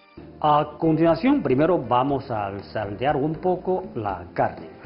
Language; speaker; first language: Spanish; non-native, fluent; Chinese